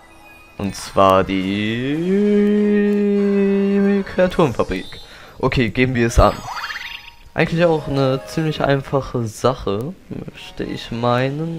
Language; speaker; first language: German; native; German